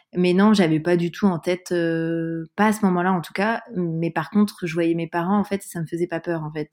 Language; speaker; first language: French; native; French